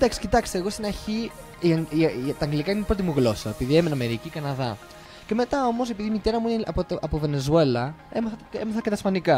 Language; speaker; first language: Greek; early bilingual, heritage; English